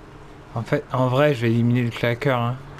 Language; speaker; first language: French; native; French